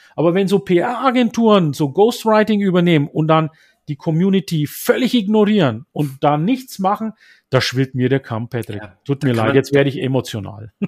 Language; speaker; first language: German; early bilingual, other home language; Turkish